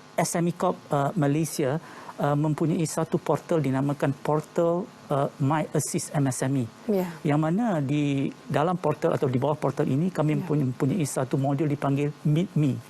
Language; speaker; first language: Malay; native; Malay